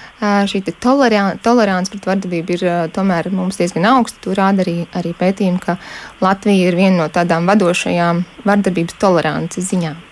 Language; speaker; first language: Latvian; native; Latvian